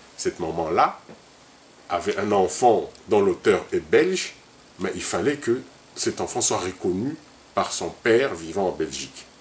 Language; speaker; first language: French; non-native, local second language; Lingala